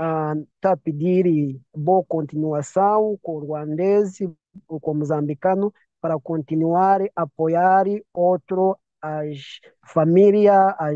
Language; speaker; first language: Portuguese; non-native, learner; Kinyarwanda